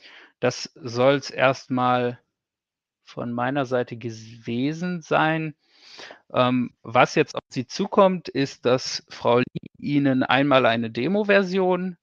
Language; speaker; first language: German; native; German